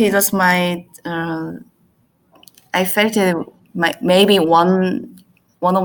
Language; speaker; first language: English; non-native, learner; Korean